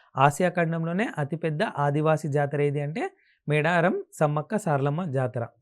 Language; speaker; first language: Telugu; native; Telugu